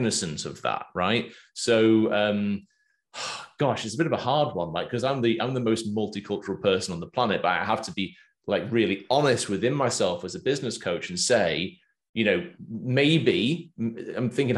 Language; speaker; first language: English; native; English